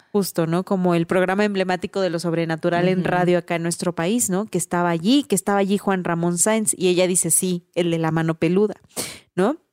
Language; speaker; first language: Spanish; native; Spanish